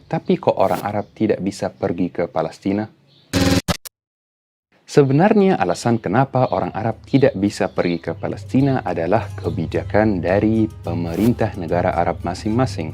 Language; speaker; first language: Indonesian; non-native, fluent; Arabic